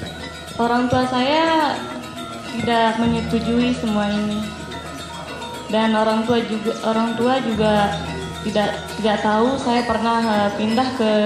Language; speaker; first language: Indonesian; non-native, local second language; Sasak